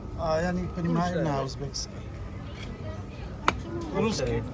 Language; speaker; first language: Russian; non-native, learner; Tajik